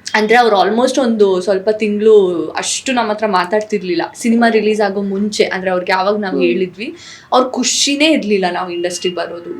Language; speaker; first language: Kannada; non-native, local second language; Tulu